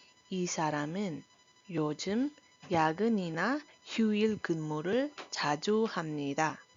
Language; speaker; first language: Korean; non-native, fluent; Iloko